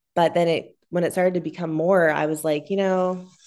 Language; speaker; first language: English; native; English